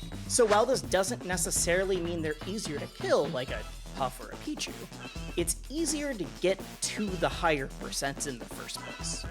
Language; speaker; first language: English; native; English